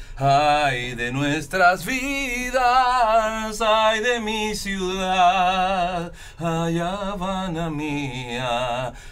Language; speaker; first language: Spanish; native; Spanish